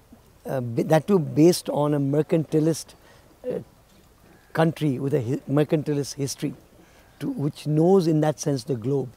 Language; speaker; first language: English; non-native, local second language; Nepali